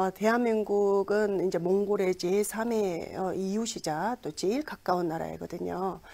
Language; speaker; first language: Korean; non-native, fluent; Mongolian